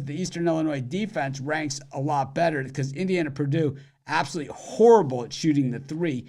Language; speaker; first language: English; native; English